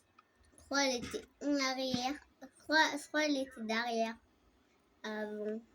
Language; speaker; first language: French; native; French